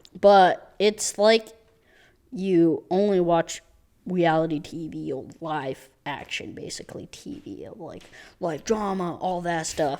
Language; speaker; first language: English; native; English